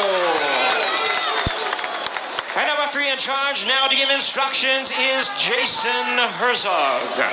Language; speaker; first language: English; native; English